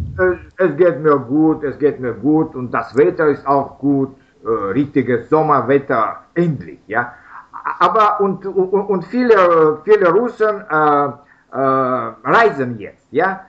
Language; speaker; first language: German; non-native, learner; Russian